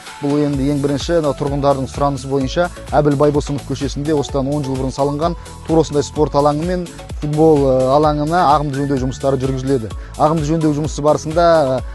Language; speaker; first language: Kazakh; native; Kazakh